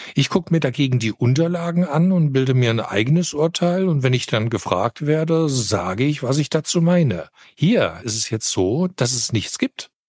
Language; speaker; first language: German; native; German